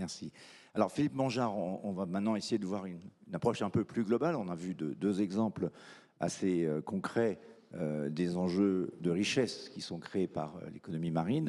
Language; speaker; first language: French; native; French